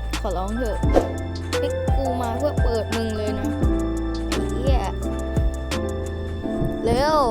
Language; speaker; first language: Thai; native; Thai